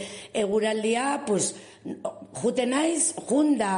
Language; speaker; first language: Basque; non-native, local second language; Spanish